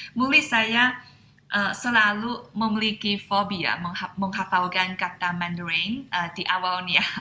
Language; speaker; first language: Indonesian; non-native, fluent; Chinese